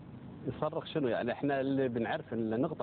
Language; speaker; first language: Arabic; native; Arabic